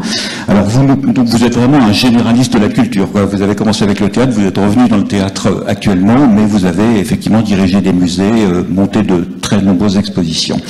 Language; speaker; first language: French; native; French